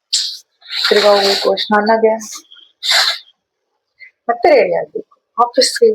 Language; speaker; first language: Kannada; non-native, learner; Hindi